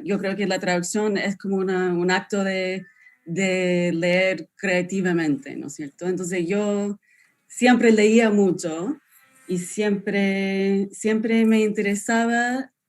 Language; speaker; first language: Spanish; non-native, fluent; English